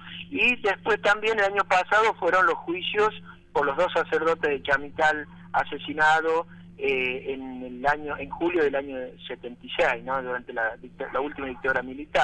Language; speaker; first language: Spanish; native; Spanish